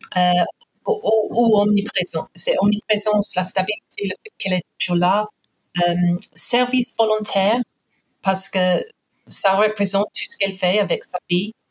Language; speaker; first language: French; non-native, fluent; English